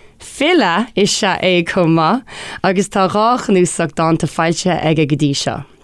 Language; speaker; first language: Irish; non-native, local second language; English